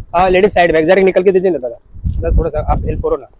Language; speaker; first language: Hindi; non-native, local second language; Marathi